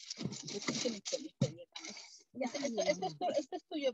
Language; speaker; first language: Spanish; native; Spanish